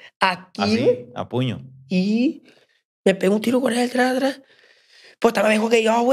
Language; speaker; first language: Spanish; native; Spanish